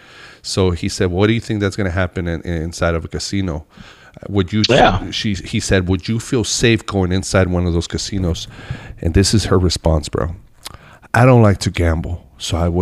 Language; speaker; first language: English; early bilingual, other home language; Spanish